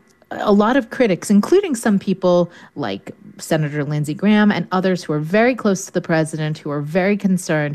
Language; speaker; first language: English; native; English